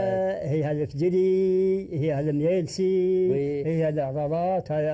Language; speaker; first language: Arabic; native; Arabic